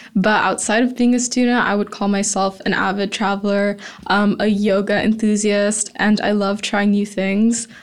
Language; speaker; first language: English; native; English